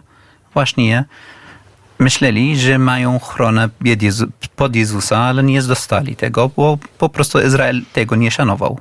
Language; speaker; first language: Polish; non-native, fluent; Arabic